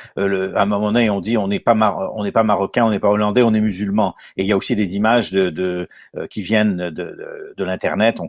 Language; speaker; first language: French; native; French